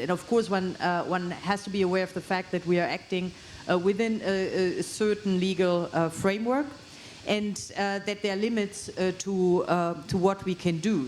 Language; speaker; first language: English; non-native, fluent; German